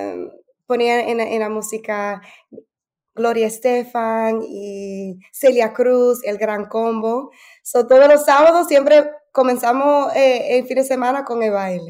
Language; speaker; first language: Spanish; early bilingual, heritage; Spanish